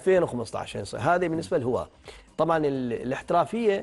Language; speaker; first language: Arabic; native; Arabic